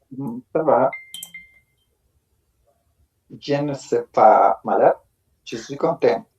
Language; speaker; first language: French; non-native, learner; Spanish